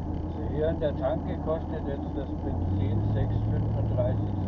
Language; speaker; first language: German; native; German